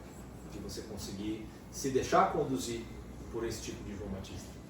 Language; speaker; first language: Portuguese; native; Portuguese